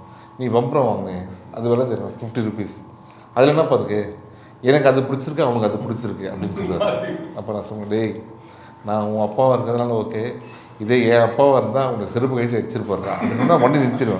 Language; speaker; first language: Tamil; native; Tamil